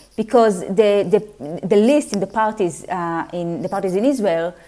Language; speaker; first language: English; non-native, fluent; Hebrew